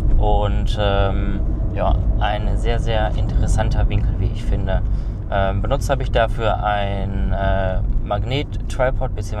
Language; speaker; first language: German; native; German